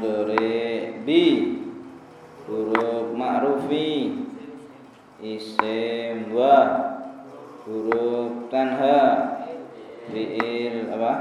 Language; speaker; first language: Arabic; non-native, fluent; Indonesian